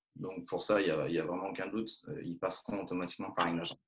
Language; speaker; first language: French; native; French